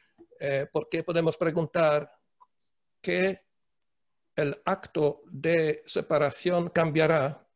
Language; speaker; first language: Spanish; non-native, fluent; Polish